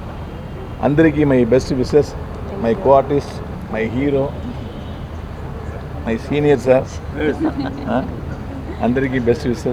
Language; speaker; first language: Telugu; non-native, learner; Tamil